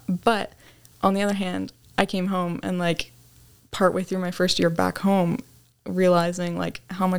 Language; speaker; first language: English; native; English